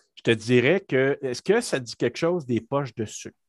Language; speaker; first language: French; native; French